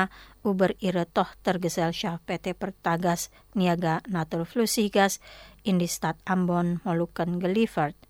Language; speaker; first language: German; non-native, fluent; Indonesian